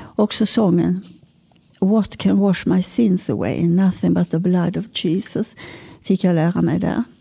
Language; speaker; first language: Swedish; native; Swedish